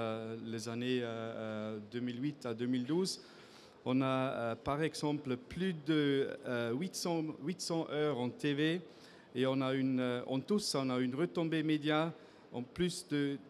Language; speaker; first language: French; non-native, fluent; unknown